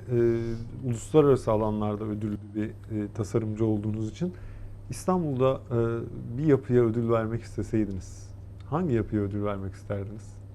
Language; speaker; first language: Turkish; native; Turkish